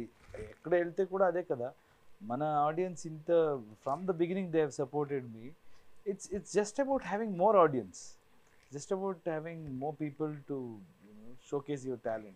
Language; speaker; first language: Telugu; non-native, fluent; Kannada